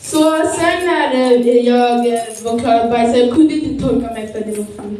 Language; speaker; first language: Swedish; early bilingual, other home language; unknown